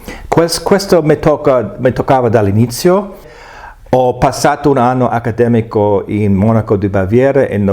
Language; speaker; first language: Italian; non-native, fluent; English